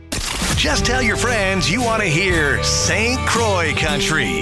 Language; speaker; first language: English; native; English